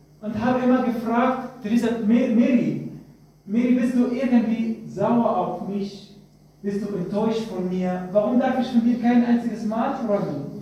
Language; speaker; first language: German; non-native, fluent; Arabic